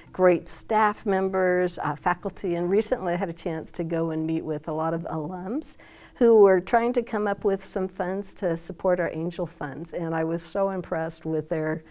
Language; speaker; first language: English; native; English